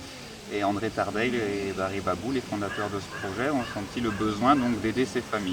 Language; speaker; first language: French; native; French